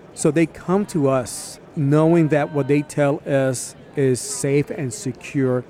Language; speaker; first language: English; early bilingual, other home language; Spanish